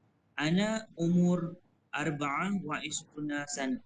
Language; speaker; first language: Arabic; non-native, learner; Indonesian